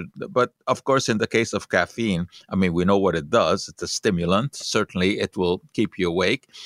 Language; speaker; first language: English; non-native, fluent; Hungarian